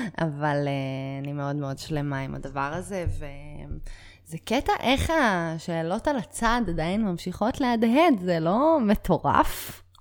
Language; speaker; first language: Hebrew; native; Hebrew